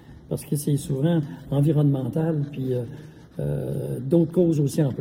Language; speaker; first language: French; native; French